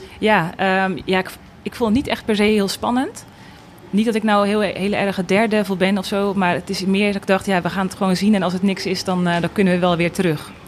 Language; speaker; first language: Dutch; native; Dutch